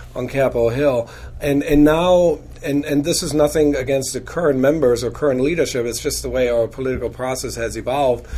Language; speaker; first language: English; non-native, fluent; German